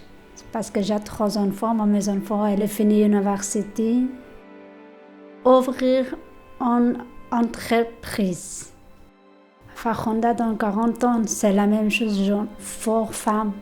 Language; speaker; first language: French; non-native, learner; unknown